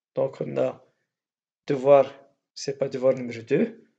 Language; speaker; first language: French; non-native, local second language; Arabic